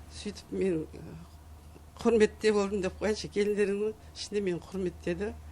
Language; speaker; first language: Kazakh; non-native, local second language; Uyghur